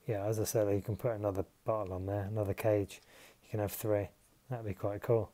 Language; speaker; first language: English; native; English